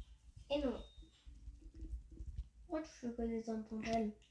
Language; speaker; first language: French; native; French